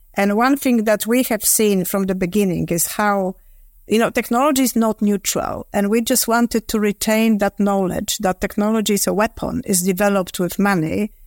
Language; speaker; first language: English; non-native, fluent; Polish